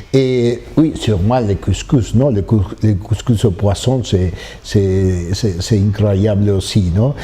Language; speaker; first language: French; non-native, fluent; Spanish